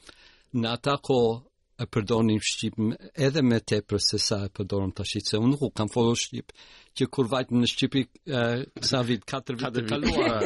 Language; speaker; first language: Albanian; early bilingual, heritage; Albanian